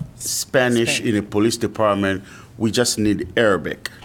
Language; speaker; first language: English; non-native, fluent; French